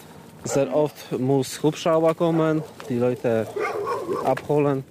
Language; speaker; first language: German; non-native, learner; Polish